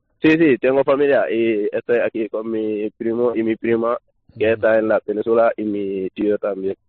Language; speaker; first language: Spanish; non-native, learner; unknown